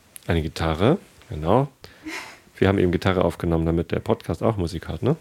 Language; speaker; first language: German; native; German